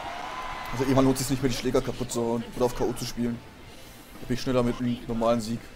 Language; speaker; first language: German; native; German